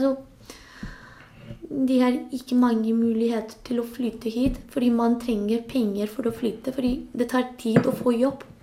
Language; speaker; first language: Norwegian; non-native, local second language; Spanish